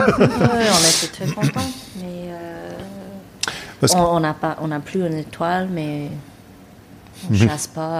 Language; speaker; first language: French; non-native, learner; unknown